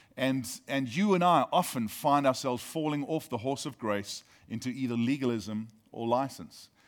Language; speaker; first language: English; native; English